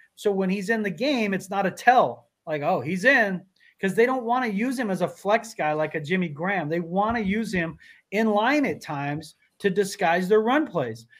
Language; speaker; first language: English; native; English